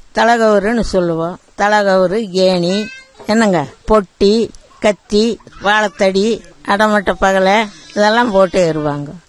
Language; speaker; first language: Tamil; native; Tamil